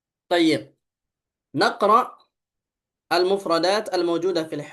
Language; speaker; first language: Arabic; non-native, fluent; Indonesian